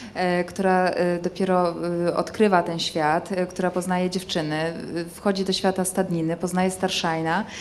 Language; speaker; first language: Polish; native; Polish